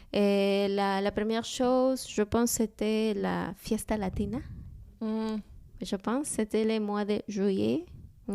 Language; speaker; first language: French; non-native, learner; Spanish